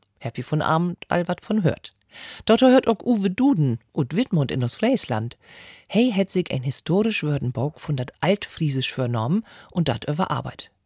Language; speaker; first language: German; native; German